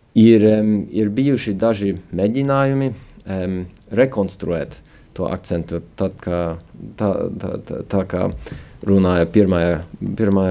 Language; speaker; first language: Latvian; early bilingual, heritage; Latvian